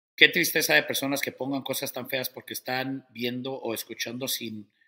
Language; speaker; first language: Spanish; early bilingual, heritage; Spanish